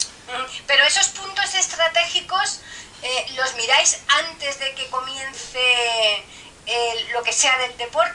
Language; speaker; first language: Spanish; native; Spanish